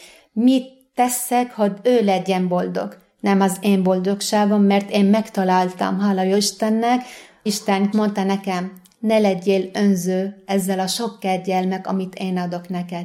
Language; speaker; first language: Hungarian; non-native, fluent; Arabic